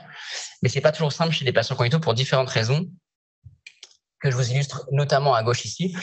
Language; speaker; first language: French; native; French